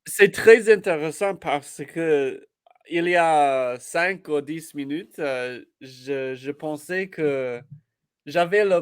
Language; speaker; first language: French; non-native, learner; English